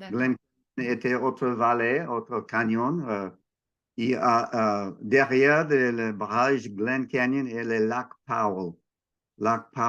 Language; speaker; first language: French; non-native, learner; English